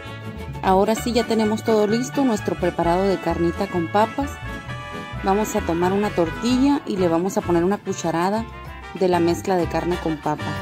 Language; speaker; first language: Spanish; native; Spanish